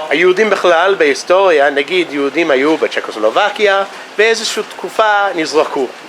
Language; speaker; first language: Hebrew; non-native, fluent; English